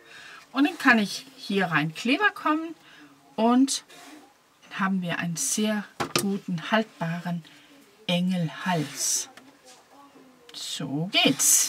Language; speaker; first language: German; non-native, fluent; Danish